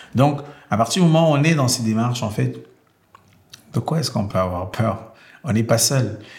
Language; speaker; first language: French; non-native, local second language; Basaa